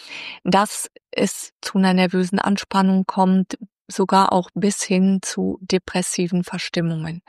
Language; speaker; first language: German; native; German